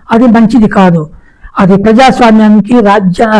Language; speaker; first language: Telugu; native; Telugu